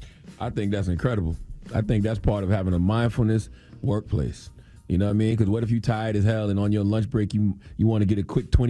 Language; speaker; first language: English; native; English